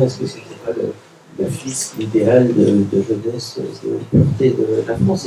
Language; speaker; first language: French; native; French